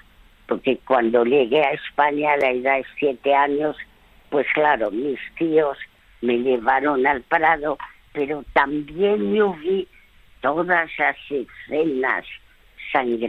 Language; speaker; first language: Spanish; non-native, fluent; French